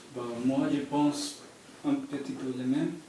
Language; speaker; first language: French; non-native, fluent; Spanish